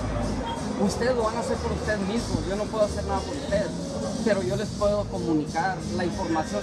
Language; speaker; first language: Spanish; early bilingual, heritage; Spanish